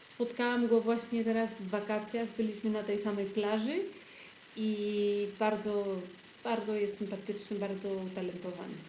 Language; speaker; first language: Polish; early bilingual, heritage; Polish